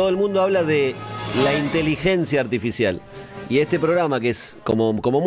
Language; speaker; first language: Spanish; native; Spanish